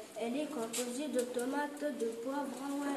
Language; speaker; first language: French; non-native, learner; Arabic